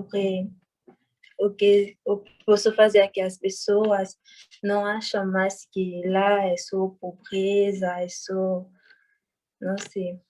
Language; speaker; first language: Portuguese; non-native, fluent; French